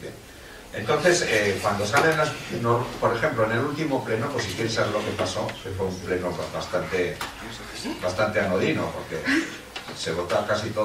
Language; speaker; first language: Spanish; native; Spanish